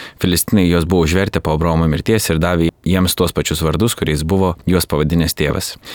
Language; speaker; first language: Lithuanian; native; Lithuanian